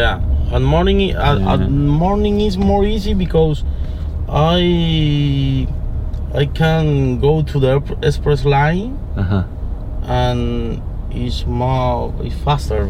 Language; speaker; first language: English; non-native, learner; Spanish